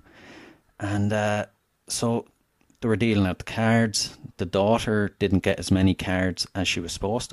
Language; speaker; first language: English; native; English